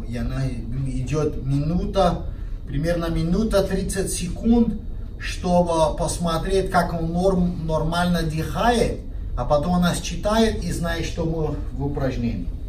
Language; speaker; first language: Russian; non-native, fluent; Portuguese